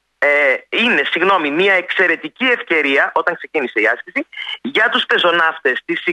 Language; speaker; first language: Greek; native; Greek